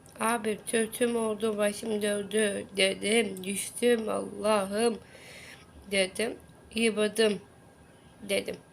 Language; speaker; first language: Turkish; non-native, learner; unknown